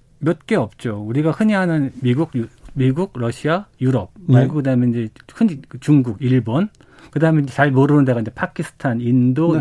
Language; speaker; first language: Korean; native; Korean